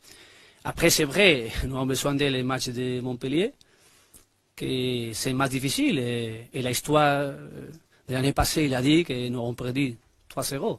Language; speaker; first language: French; non-native, learner; Spanish